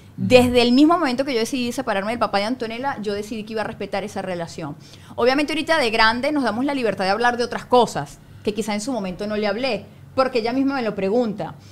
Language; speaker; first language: Spanish; native; Spanish